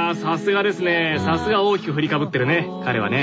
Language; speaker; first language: Japanese; native; Japanese